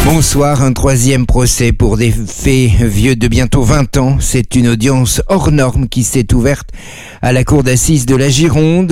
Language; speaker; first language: French; native; French